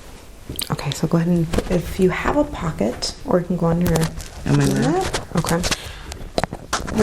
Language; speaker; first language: English; native; English